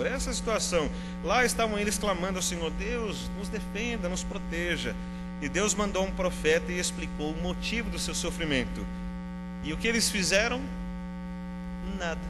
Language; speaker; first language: Portuguese; native; Portuguese